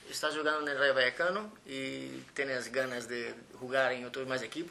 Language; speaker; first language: Spanish; non-native, fluent; Portuguese